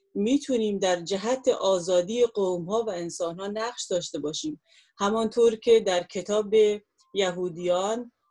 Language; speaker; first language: Persian; non-native, local second language; Kurdish